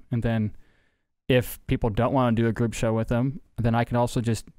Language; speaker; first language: English; native; English